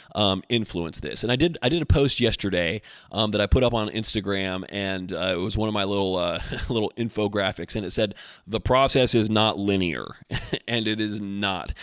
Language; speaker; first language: English; native; English